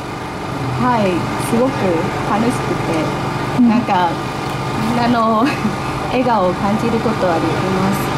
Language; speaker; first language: Japanese; non-native, learner; Vietnamese